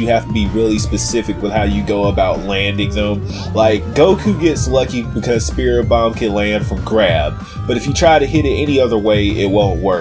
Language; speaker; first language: English; native; English